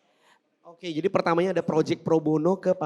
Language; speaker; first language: Indonesian; native; Indonesian